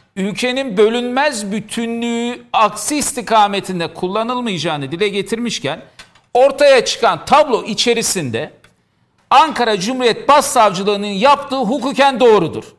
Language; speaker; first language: Turkish; native; Turkish